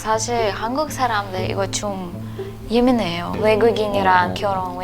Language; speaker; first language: Korean; non-native, learner; Russian